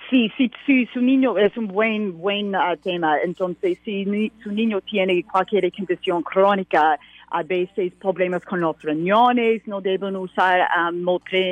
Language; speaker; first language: Spanish; non-native, learner; English